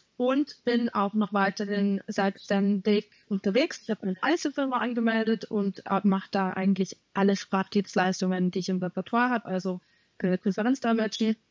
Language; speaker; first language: German; native; German